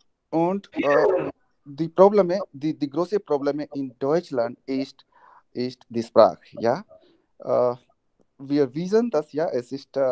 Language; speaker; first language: German; non-native, learner; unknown